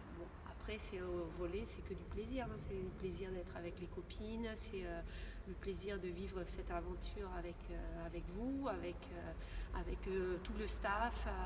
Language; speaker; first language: French; native; French